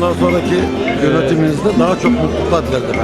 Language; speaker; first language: Turkish; native; Turkish